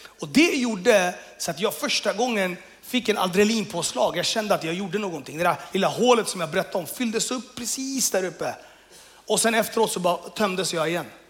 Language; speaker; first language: Swedish; early bilingual, other home language; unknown